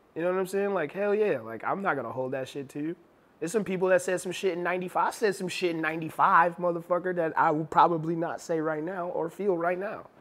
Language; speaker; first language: English; native; English